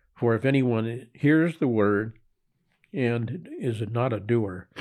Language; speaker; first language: English; native; English